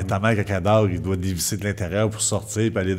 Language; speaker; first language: French; native; French